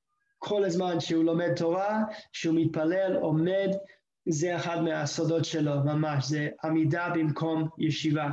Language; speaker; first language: Hebrew; non-native, fluent; English